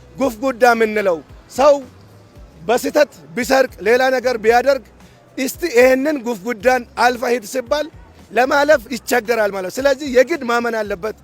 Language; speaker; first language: Amharic; non-native, local second language; Hadiyya